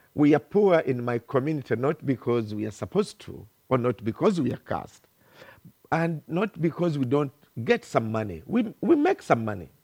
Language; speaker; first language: English; non-native, local second language; Ganda